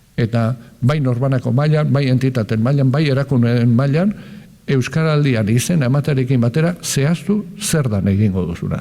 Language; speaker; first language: Basque; native; Basque